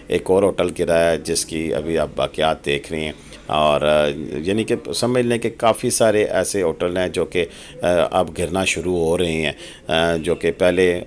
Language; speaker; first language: Urdu; non-native, local second language; Pahari-Potwari